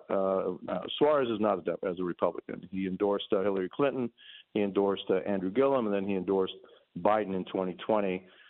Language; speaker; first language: English; early bilingual, other home language; Spanish